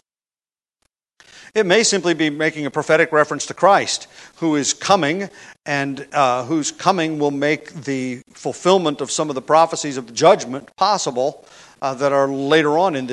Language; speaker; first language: English; native; English